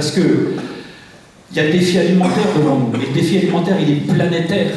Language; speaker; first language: French; native; French